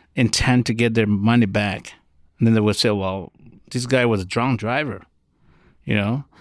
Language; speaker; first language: English; non-native, fluent; Arabic